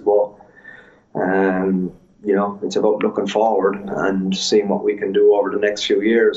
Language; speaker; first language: English; native; English